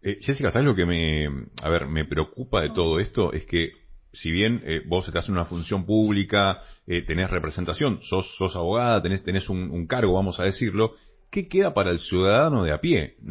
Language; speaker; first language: Spanish; native; Spanish